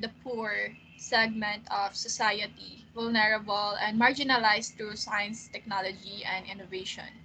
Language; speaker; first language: English; non-native, local second language; Filipino